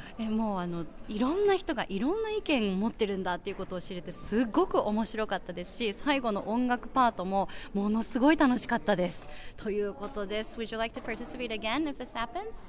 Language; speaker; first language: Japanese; native; Japanese